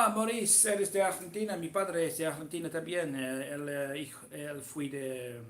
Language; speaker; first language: Spanish; early bilingual, other home language; English